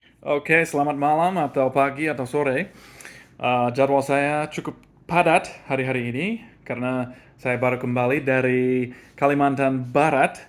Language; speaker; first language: Indonesian; non-native, fluent; English